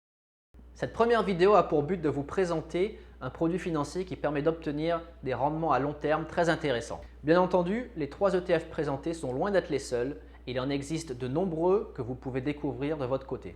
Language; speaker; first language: French; native; French